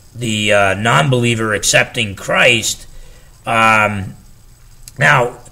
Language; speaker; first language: English; native; English